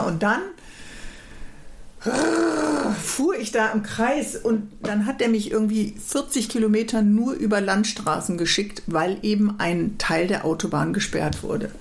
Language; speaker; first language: German; native; German